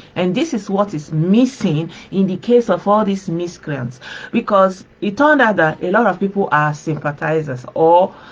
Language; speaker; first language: Nigerian Pidgin; non-native, local second language; Igbo